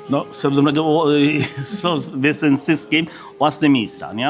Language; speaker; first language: Polish; non-native, learner; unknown